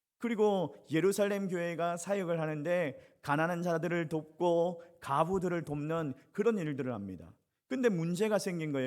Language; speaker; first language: Korean; native; Korean